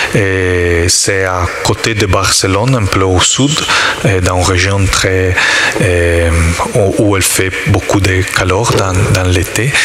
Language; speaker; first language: French; non-native, learner; Italian